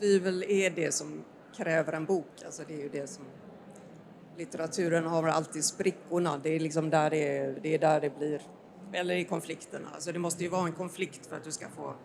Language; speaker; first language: Swedish; native; Swedish